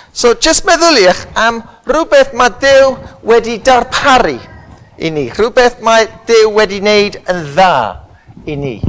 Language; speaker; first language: Welsh; non-native, local second language; English